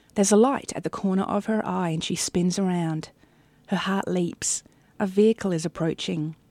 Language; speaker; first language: English; native; English